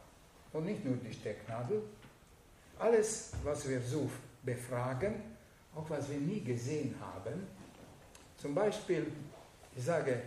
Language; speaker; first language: German; non-native, fluent; Hungarian